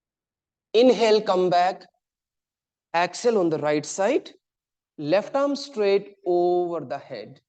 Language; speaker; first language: English; non-native, local second language; Hindi